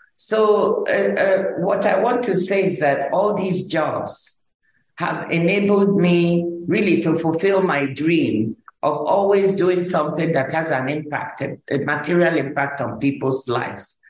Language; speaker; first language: English; non-native, local second language; Igbo